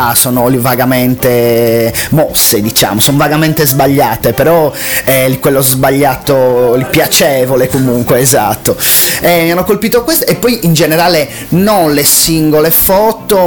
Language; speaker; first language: Italian; native; Italian